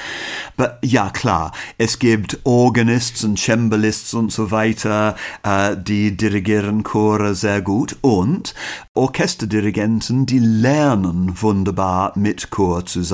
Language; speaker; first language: German; non-native, fluent; English